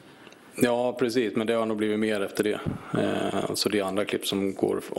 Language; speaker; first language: Swedish; native; Swedish